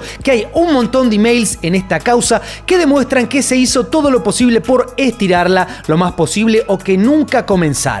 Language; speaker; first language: Spanish; native; Spanish